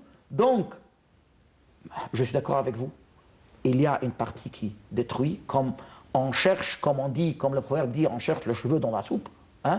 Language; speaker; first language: French; non-native, fluent; Arabic